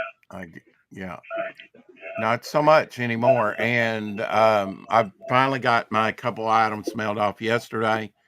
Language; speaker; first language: English; native; English